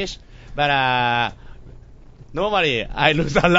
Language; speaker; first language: English; non-native, learner; Japanese